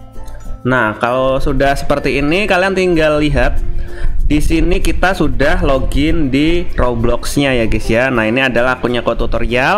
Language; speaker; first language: Indonesian; native; Indonesian